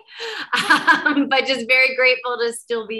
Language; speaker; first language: English; native; English